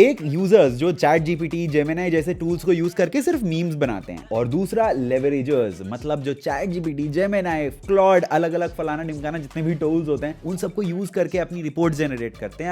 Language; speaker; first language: Hindi; native; Hindi